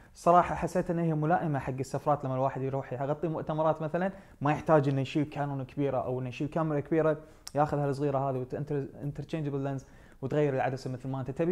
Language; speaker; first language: Arabic; native; Arabic